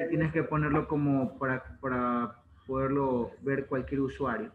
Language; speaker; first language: Spanish; native; Spanish